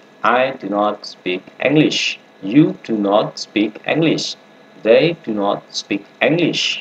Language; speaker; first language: English; non-native, learner; Indonesian